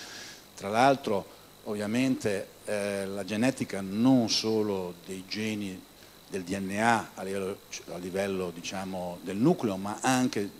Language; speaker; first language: Italian; native; Italian